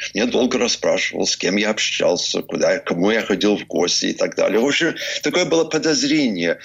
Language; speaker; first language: Russian; early bilingual, heritage; Russian